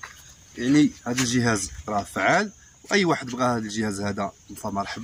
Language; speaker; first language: Arabic; native; Arabic